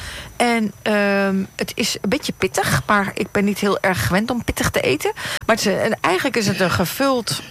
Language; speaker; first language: Dutch; native; Dutch